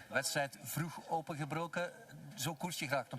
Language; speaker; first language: Dutch; native; Dutch